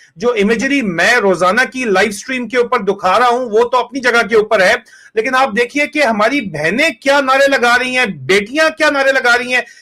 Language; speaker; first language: Urdu; non-native, local second language; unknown